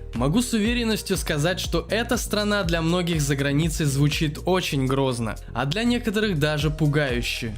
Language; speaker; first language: Russian; native; Russian